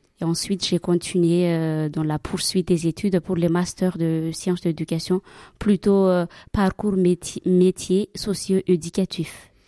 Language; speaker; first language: French; non-native, local second language; Malagasy